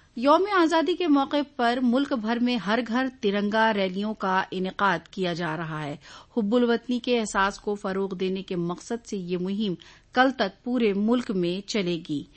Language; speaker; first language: Urdu; native; Urdu